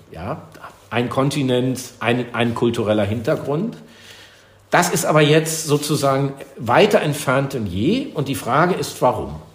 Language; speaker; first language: German; native; German